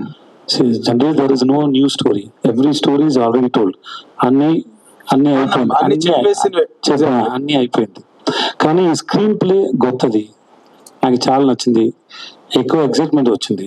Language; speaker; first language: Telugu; non-native, learner; Tamil